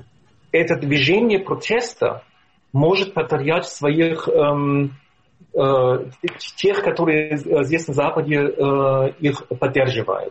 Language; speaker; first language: Russian; non-native, fluent; German